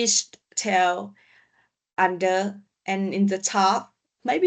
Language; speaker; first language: English; non-native, learner; Vietnamese